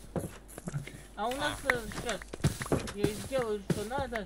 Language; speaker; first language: Russian; non-native, learner; Latvian